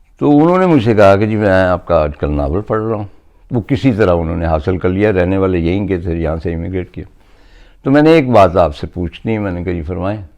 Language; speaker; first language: Urdu; non-native, local second language; Punjabi